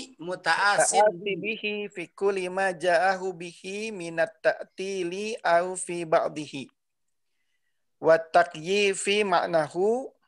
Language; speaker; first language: Arabic; non-native, learner; Indonesian